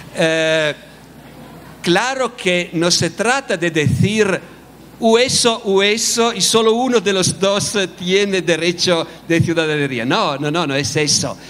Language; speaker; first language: Spanish; non-native, fluent; Italian